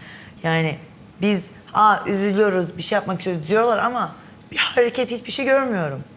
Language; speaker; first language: Turkish; early bilingual, heritage; Turkish